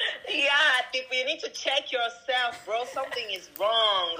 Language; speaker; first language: English; non-native, fluent; Portuguese